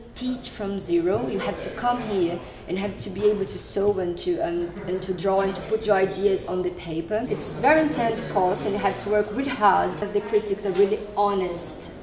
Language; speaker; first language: English; non-native, fluent; Portuguese